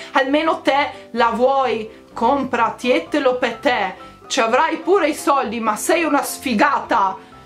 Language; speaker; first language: Italian; native; Italian